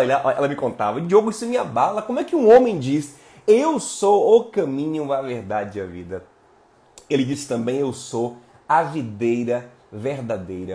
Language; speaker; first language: Portuguese; native; Portuguese